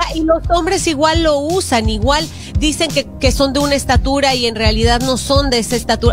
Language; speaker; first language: Spanish; native; Spanish